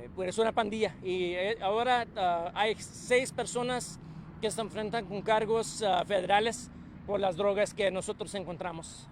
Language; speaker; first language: Spanish; early bilingual, heritage; Spanish